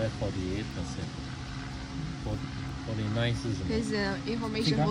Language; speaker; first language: English; non-native, learner; Chinese